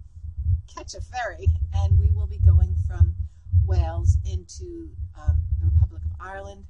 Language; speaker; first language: English; native; English